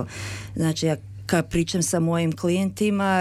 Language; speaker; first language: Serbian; early bilingual, heritage; Serbian